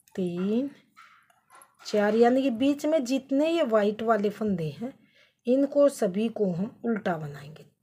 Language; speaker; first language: Hindi; native; Hindi